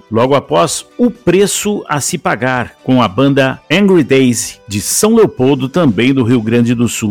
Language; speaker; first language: Portuguese; native; Portuguese